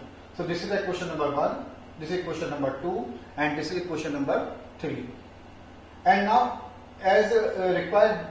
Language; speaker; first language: English; non-native, local second language; Hindi